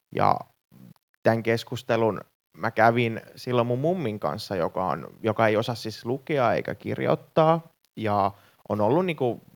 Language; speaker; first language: Finnish; native; Finnish